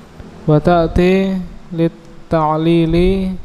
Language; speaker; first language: Arabic; non-native, learner; Indonesian